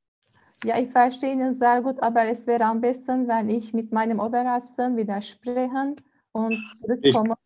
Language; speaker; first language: German; non-native, learner; Turkish